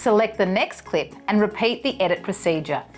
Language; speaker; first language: English; native; English